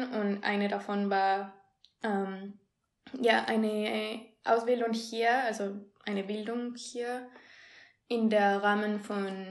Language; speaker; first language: German; non-native, fluent; Spanish